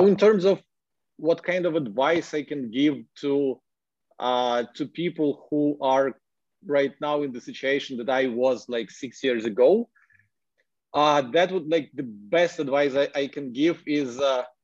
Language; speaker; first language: English; non-native, fluent; Ukrainian